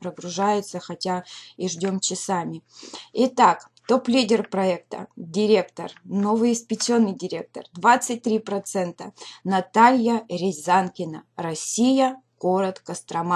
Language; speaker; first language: Russian; native; Russian